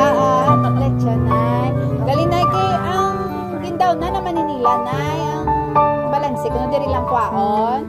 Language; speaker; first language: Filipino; non-native, local second language; Hiligaynon